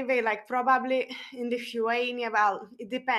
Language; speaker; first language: English; non-native, fluent; Lithuanian